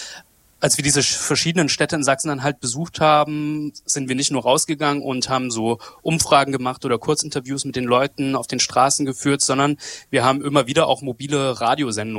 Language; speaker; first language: German; native; German